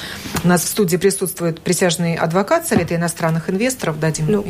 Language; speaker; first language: Russian; native; Russian